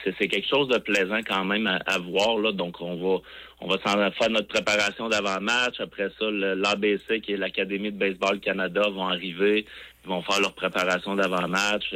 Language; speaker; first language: French; native; French